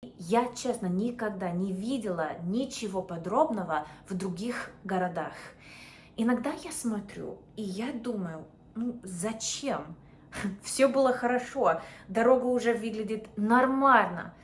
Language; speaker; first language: Russian; non-native, fluent; English